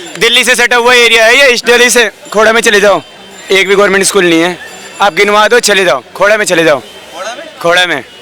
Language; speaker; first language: Hindi; native; Hindi